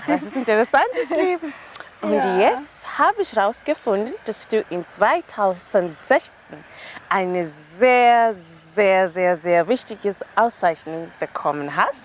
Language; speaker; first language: German; non-native, fluent; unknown